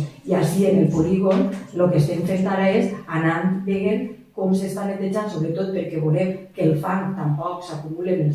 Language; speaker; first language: Catalan; native; Catalan